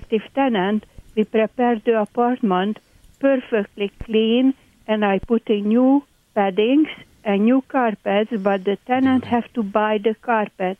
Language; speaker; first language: English; non-native, fluent; Hungarian